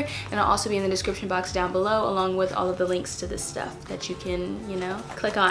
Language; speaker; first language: English; native; English